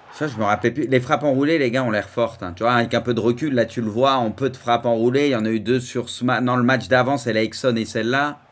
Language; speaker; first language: French; native; French